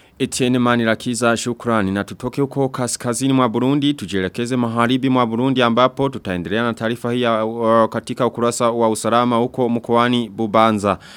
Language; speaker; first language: Swahili; non-native, local second language; Rundi